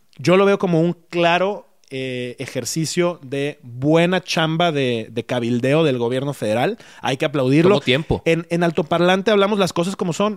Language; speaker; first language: Spanish; native; Spanish